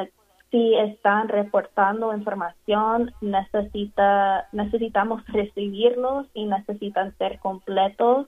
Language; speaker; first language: Spanish; non-native, fluent; English